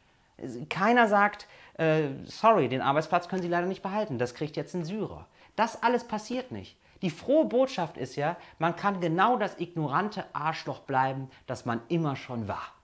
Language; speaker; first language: German; native; German